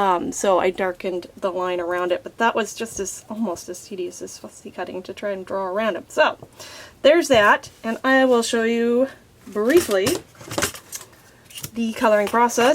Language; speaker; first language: English; native; English